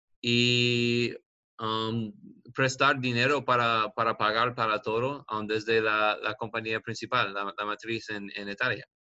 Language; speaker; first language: Spanish; non-native, learner; English